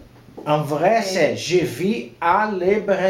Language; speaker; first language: French; non-native, learner; Portuguese